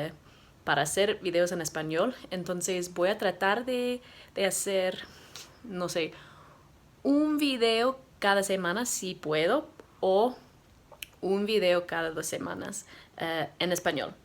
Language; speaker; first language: Spanish; non-native, learner; English